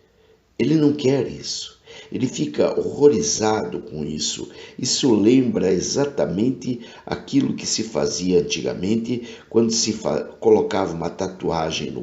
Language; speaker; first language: Portuguese; native; Portuguese